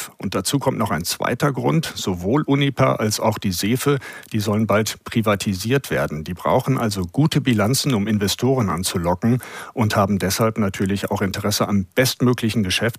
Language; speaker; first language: German; native; German